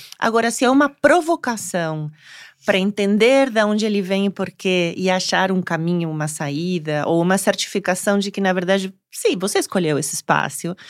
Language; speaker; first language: Portuguese; non-native, fluent; Spanish